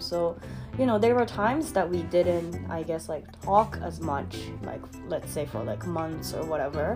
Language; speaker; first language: English; early bilingual, other home language; Japanese